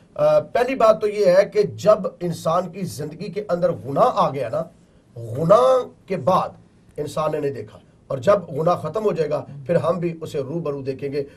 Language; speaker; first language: Urdu; non-native, local second language; Punjabi